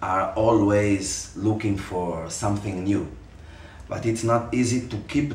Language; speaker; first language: English; non-native, fluent; Portuguese